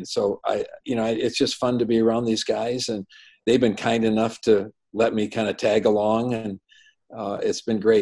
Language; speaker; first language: English; native; English